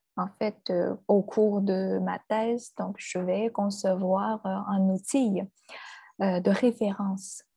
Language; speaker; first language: French; non-native, fluent; Chinese